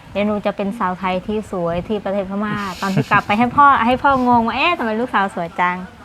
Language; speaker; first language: Thai; non-native, fluent; Mon